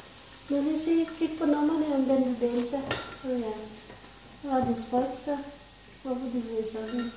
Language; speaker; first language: Danish; non-native, learner; Filipino